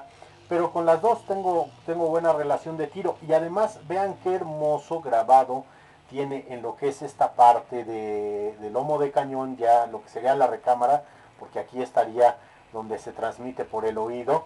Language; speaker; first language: Spanish; native; Spanish